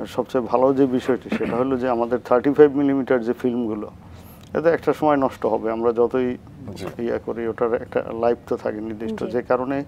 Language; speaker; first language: Bangla; native; Bangla